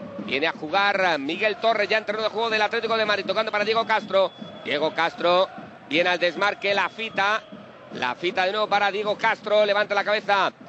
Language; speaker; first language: Spanish; native; Spanish